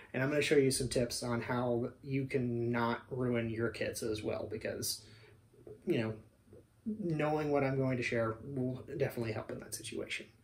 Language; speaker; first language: English; native; English